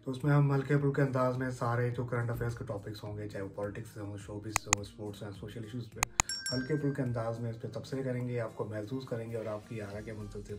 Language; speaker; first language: Urdu; native; Urdu